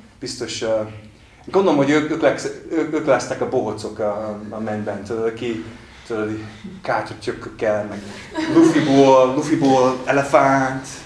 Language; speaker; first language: Hungarian; non-native, fluent; English